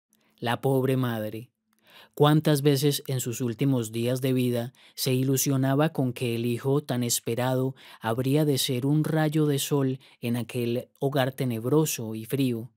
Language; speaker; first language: Spanish; native; Spanish